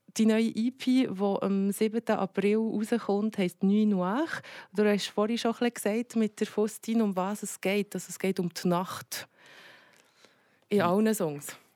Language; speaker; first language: German; native; German